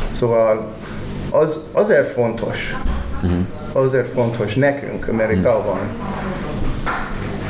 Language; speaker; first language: Hungarian; non-native, learner; English